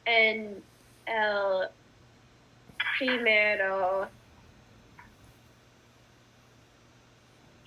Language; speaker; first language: Spanish; non-native, learner; English